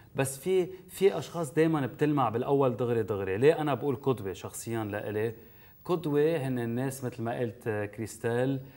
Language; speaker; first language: Arabic; native; Arabic